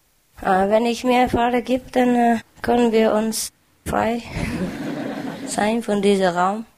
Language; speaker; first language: German; non-native, learner; Vietnamese